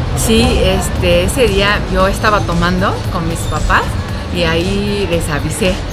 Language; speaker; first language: Spanish; non-native, fluent; Japanese